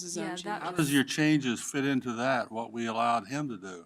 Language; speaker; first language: English; native; English